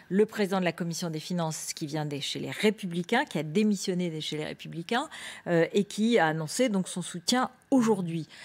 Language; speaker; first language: French; native; French